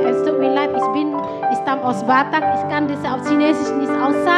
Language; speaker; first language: German; non-native, learner; Indonesian